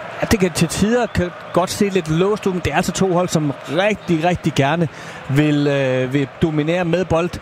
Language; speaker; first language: Danish; native; Danish